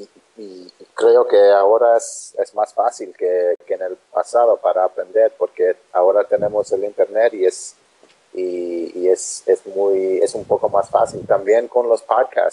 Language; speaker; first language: Spanish; non-native, learner; English